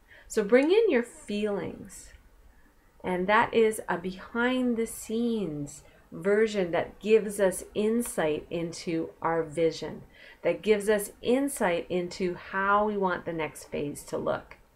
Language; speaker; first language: English; native; English